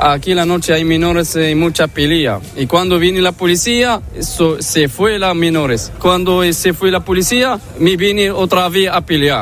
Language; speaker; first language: Spanish; non-native, learner; Arabic